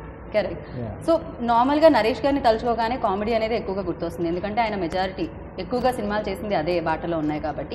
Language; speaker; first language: Telugu; native; Telugu